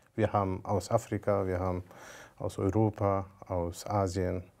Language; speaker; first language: German; non-native, fluent; Persian